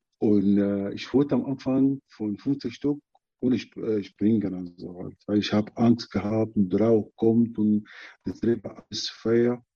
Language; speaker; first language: German; non-native, learner; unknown